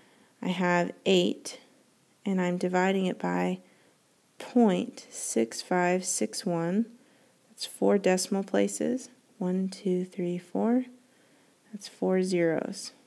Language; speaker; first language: English; native; English